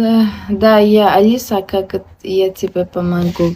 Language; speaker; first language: Russian; non-native, local second language; Uzbek